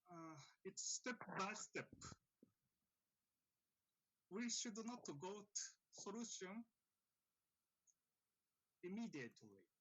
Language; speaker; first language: English; non-native, fluent; Japanese